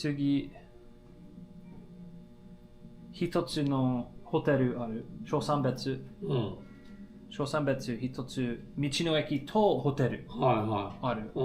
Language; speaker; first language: Japanese; non-native, learner; English